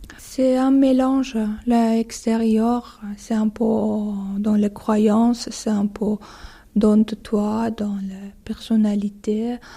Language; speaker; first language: French; non-native, learner; Persian